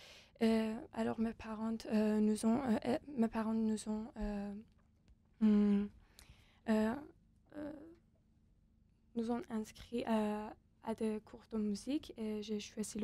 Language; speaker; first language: French; non-native, fluent; Persian